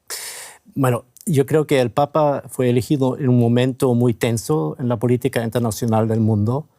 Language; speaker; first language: Spanish; non-native, fluent; German